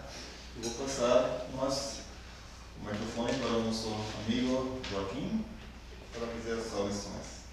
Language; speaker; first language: Portuguese; non-native, fluent; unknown